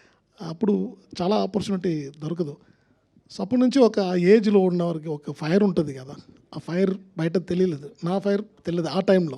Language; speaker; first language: Telugu; non-native, learner; Tamil